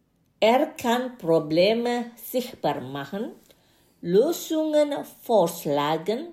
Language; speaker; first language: German; non-native, fluent; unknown